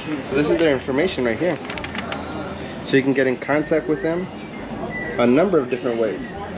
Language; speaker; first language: English; native; English